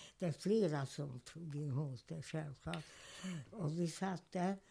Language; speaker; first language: Swedish; non-native, fluent; Hungarian